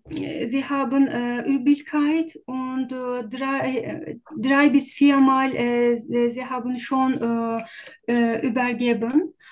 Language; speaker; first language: German; non-native, learner; Turkish